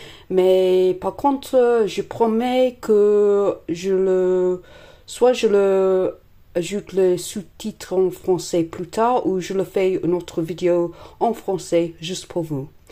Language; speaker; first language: French; non-native, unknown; English